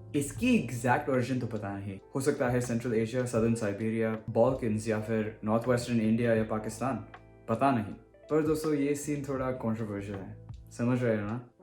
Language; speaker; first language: Hindi; early bilingual, heritage; Hindi